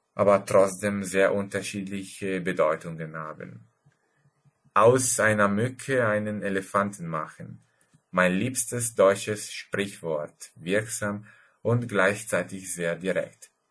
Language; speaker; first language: German; non-native, fluent; Italian